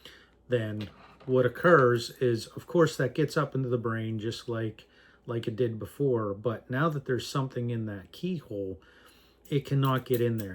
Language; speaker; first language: English; native; English